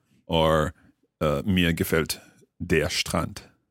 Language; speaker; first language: German; non-native, learner; English